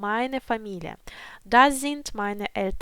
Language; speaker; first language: German; non-native, fluent; Ukrainian